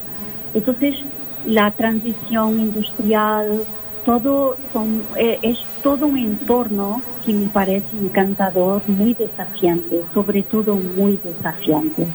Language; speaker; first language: Spanish; non-native, local second language; Portuguese